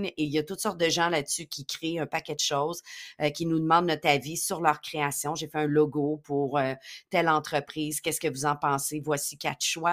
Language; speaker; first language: French; native; French